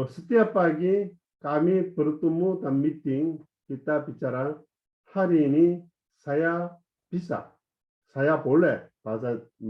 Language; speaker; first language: Indonesian; non-native, fluent; Korean